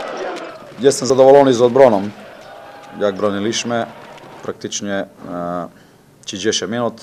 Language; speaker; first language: Polish; non-native, fluent; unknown